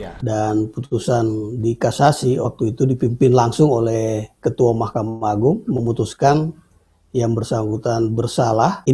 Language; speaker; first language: Indonesian; native; Indonesian